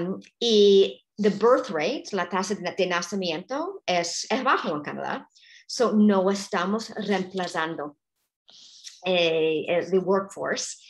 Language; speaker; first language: Spanish; non-native, fluent; English